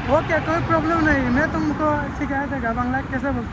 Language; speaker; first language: Hindi; non-native, learner; Bangla